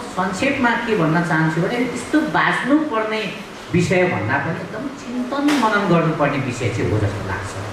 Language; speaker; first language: Nepali; non-native, local second language; Limbu